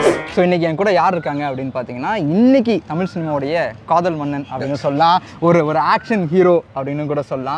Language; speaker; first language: Tamil; native; Tamil